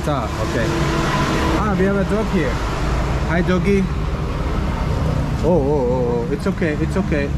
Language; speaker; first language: English; non-native, fluent; Azerbaijani